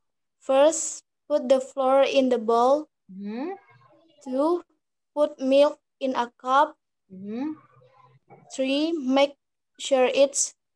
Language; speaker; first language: English; non-native, learner; Indonesian